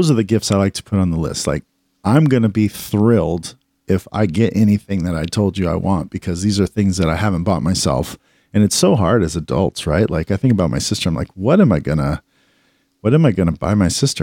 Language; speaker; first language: English; native; English